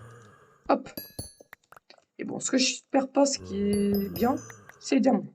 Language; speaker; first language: French; native; French